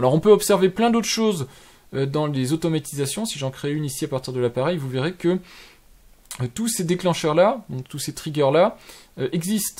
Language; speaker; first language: French; native; French